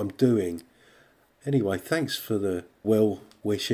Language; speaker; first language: English; native; English